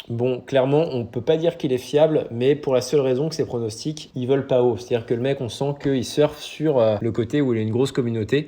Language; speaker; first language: French; native; French